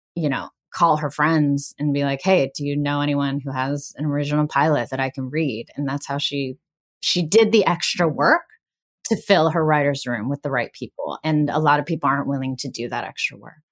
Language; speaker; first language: English; early bilingual, other home language; Bangla